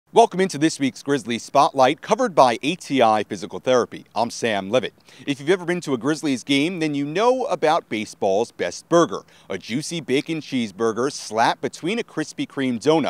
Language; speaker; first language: English; native; English